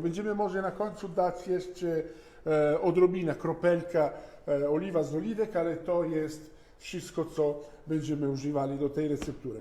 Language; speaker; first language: Polish; non-native, fluent; Italian